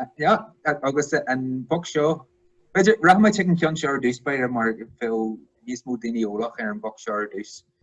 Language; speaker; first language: Irish; non-native, local second language; English